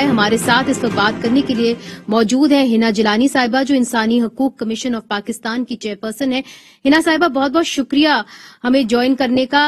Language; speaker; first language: Urdu; native; Urdu